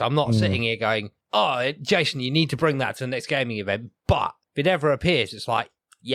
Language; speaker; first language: English; native; English